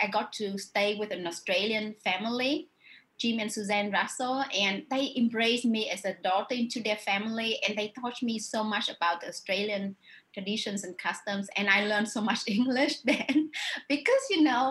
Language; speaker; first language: English; non-native, fluent; Vietnamese